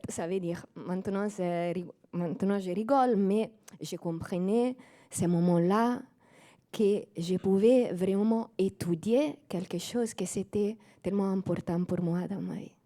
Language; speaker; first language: French; non-native, fluent; Italian